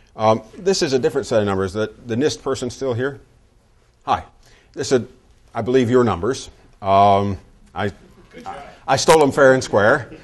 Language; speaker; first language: English; native; English